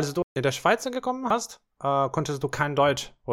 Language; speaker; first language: German; non-native, fluent; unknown